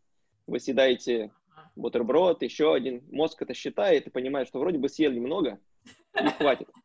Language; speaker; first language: Russian; native; Russian